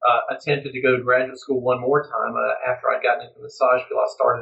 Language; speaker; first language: English; native; English